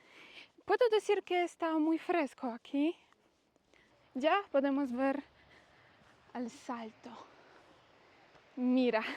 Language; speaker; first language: Spanish; non-native, learner; Polish